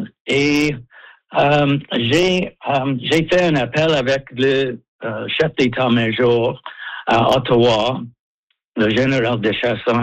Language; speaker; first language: French; non-native, local second language; English